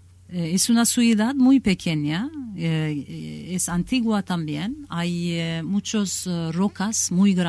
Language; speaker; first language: Spanish; non-native, learner; Kurdish